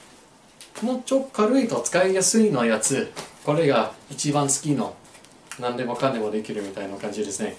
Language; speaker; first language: Japanese; non-native, learner; English